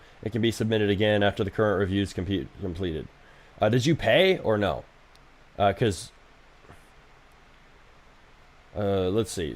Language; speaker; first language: English; native; English